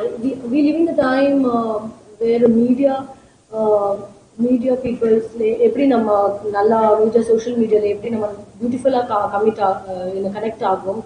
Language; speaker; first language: Tamil; non-native, learner; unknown